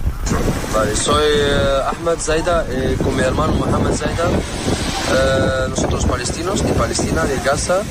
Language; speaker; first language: Spanish; non-native, learner; Arabic